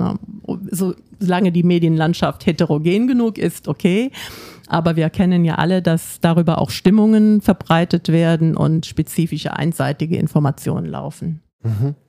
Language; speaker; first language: German; native; German